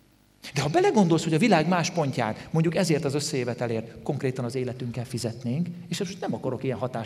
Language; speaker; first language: Hungarian; native; Hungarian